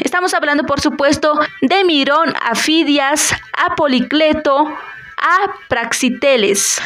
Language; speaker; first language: Spanish; native; Spanish